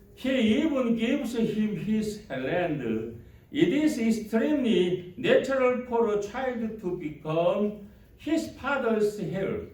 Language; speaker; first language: English; non-native, learner; Korean